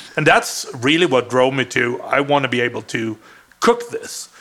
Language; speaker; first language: English; non-native, fluent; Swedish